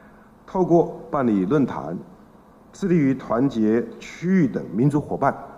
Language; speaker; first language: Chinese; native; Chinese